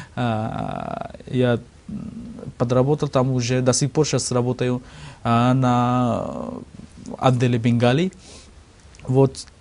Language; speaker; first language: Russian; non-native, learner; Bangla